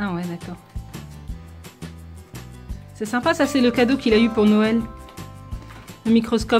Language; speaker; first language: French; native; French